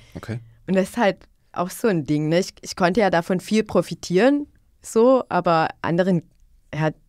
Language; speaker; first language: German; non-native, fluent; Bosnian